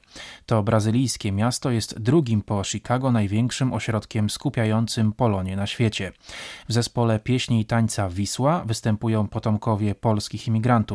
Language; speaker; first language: Polish; native; Polish